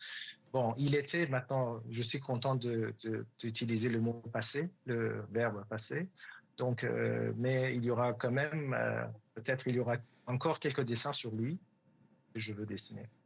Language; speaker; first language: French; non-native, fluent; Persian